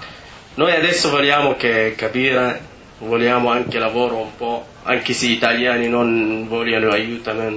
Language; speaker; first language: Italian; non-native, learner; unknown